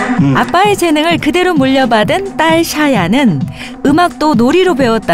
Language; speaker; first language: Korean; native; Korean